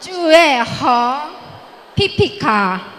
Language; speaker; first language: Chinese; non-native, learner; Korean